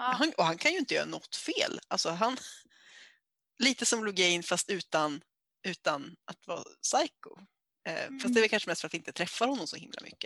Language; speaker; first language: Swedish; native; Swedish